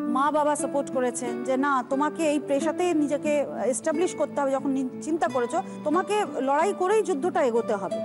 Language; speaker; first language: Bangla; native; Bangla